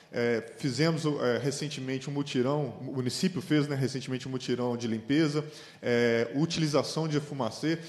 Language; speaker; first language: Portuguese; native; Portuguese